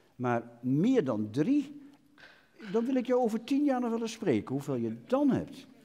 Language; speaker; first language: Dutch; native; Dutch